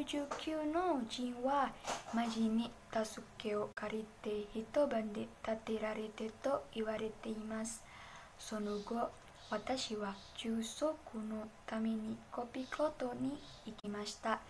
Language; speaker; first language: Japanese; non-native, learner; Indonesian